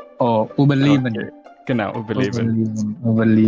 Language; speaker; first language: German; non-native, learner; Indonesian